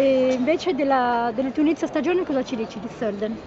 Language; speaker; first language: Italian; native; Italian